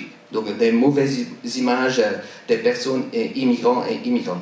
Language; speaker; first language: French; non-native, fluent; Korean